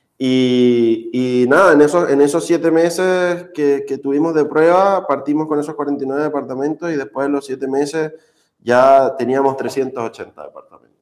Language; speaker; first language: Spanish; native; Spanish